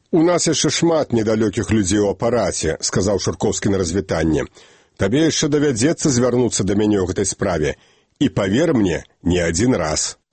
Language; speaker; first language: Belarusian; native; Belarusian